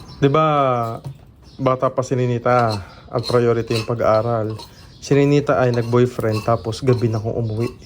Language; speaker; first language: Filipino; native; Filipino